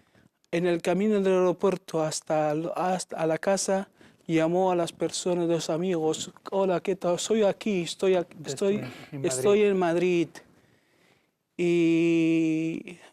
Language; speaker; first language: Spanish; non-native, learner; Arabic